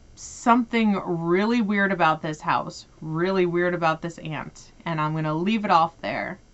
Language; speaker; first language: English; native; English